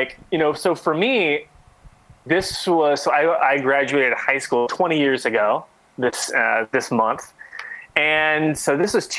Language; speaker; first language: English; native; English